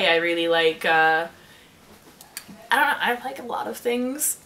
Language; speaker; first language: English; native; English